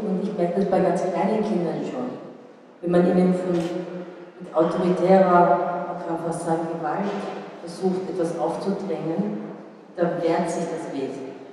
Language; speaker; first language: German; non-native, fluent; Japanese